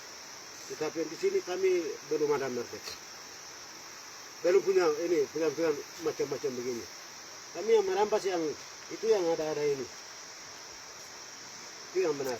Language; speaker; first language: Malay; non-native, local second language; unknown